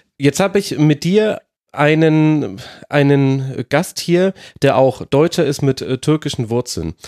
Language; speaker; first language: German; native; German